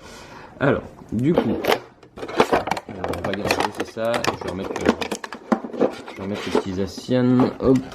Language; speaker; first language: French; native; French